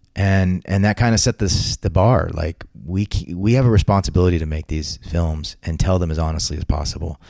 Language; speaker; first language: English; native; English